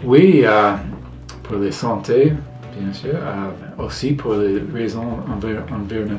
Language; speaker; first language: French; non-native, learner; English